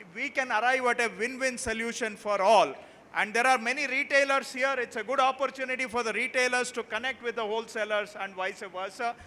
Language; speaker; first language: English; non-native, local second language; Kannada